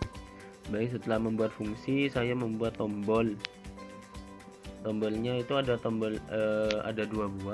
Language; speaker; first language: Indonesian; native; Indonesian